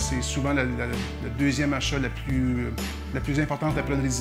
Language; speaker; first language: French; native; French